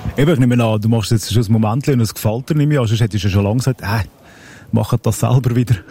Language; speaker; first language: German; native; German